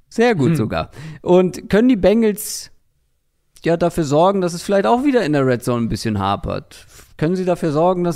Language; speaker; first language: German; native; German